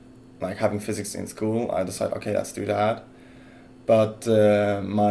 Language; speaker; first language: English; non-native, fluent; Luxembourgish